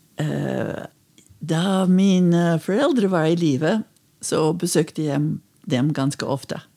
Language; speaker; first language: Norwegian; non-native, fluent; English